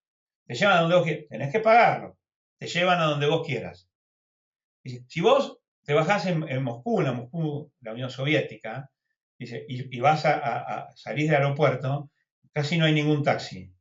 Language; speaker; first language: Spanish; native; Spanish